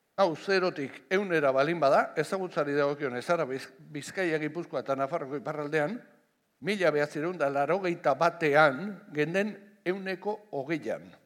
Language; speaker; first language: Basque; non-native, local second language; Spanish